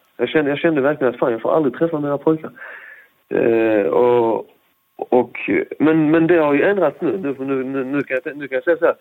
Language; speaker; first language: Swedish; early bilingual, other home language; Persian